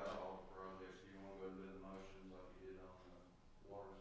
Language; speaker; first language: English; native; English